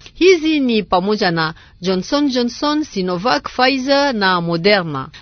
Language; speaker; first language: Swahili; native; Swahili